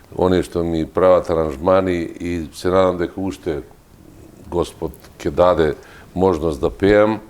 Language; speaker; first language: Macedonian; native; Macedonian